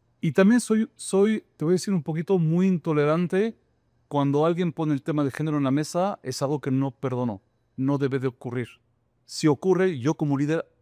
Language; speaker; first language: Spanish; non-native, fluent; French